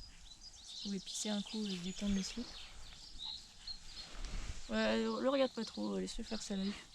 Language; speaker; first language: French; native; French